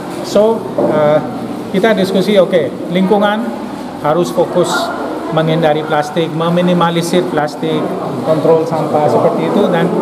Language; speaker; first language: Indonesian; non-native, fluent; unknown